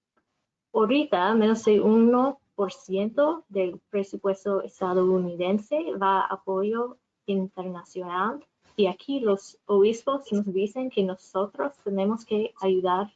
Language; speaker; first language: Spanish; non-native, fluent; English